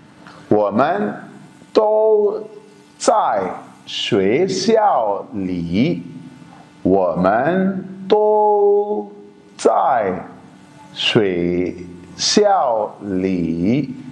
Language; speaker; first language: Chinese; non-native, fluent; Urdu